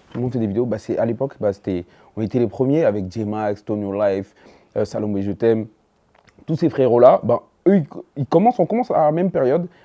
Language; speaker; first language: French; early bilingual, other home language; Dyula